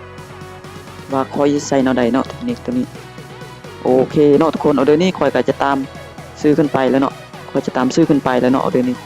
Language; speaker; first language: Thai; non-native, local second language; Lao